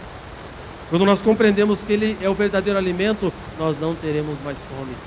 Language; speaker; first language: Portuguese; native; Portuguese